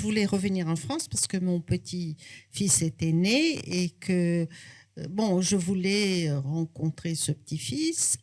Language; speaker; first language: French; non-native, fluent; Portuguese